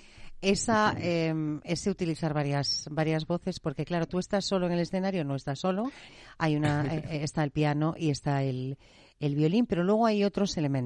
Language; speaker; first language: Spanish; native; Spanish